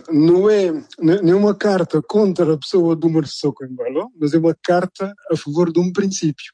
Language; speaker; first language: Portuguese; non-native, local second language; Upper Guinea Crioulo